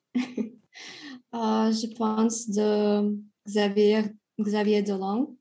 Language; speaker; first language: French; non-native, learner; Russian